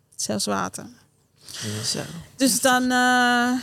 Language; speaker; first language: Dutch; non-native, learner; Haitian Creole